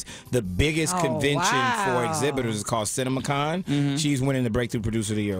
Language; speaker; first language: English; native; English